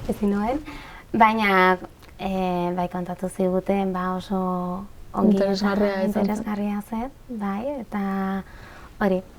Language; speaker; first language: Basque; non-native, local second language; Spanish